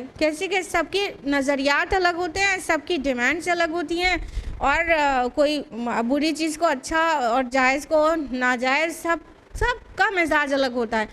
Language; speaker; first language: Urdu; native; Urdu